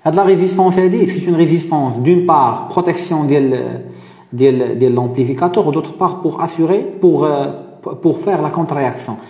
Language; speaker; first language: French; non-native, local second language; Arabic